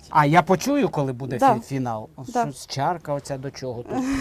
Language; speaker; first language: Ukrainian; native; Ukrainian